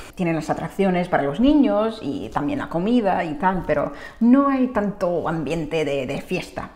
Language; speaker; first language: Spanish; non-native, fluent; English